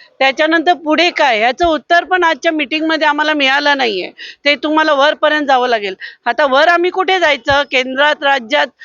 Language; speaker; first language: Marathi; native; Marathi